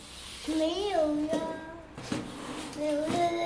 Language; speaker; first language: Chinese; early bilingual, heritage; Chinese